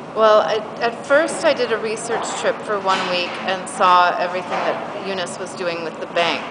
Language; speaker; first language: English; native; English